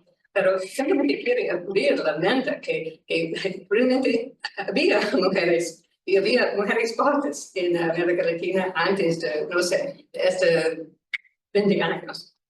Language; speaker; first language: Spanish; non-native, learner; English